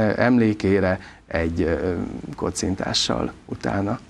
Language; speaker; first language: Hungarian; non-native, local second language; Serbian